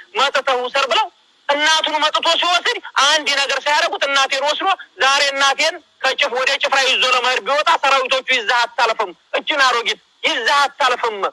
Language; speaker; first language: Amharic; native; Amharic